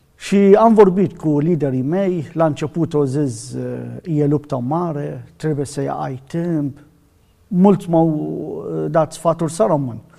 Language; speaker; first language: Romanian; non-native, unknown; Arabic